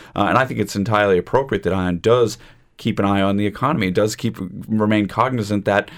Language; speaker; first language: English; native; English